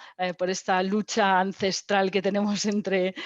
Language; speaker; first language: Spanish; native; Spanish